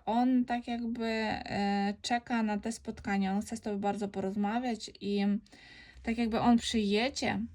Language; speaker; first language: Polish; non-native, learner; Ukrainian